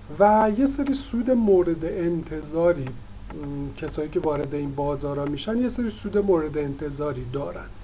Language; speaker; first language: Persian; native; Persian